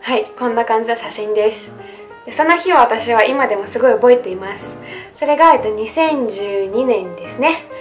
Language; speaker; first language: Japanese; non-native, fluent; Russian